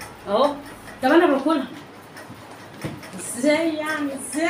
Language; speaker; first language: Arabic; native; Arabic